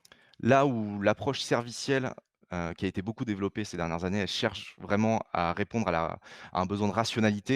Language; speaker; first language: French; native; French